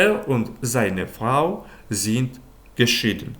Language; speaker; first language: German; non-native, fluent; Ukrainian